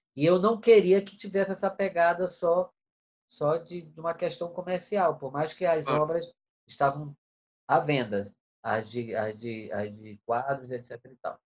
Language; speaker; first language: Portuguese; native; Portuguese